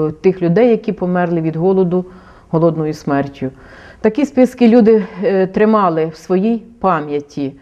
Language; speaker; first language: Ukrainian; native; Ukrainian